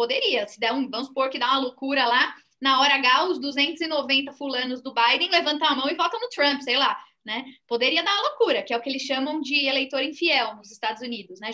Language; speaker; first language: Portuguese; native; Portuguese